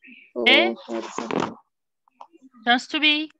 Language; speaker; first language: English; non-native, learner; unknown